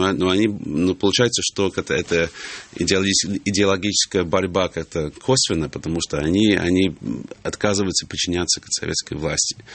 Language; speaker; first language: Russian; early bilingual, heritage; English